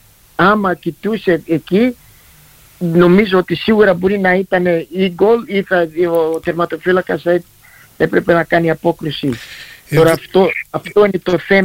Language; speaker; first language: Greek; early bilingual, heritage; Greek